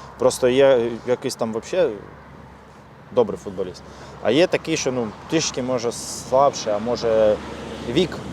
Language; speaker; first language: Ukrainian; non-native, local second language; Russian